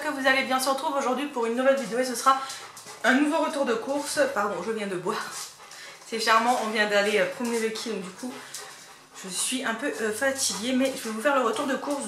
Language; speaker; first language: French; native; French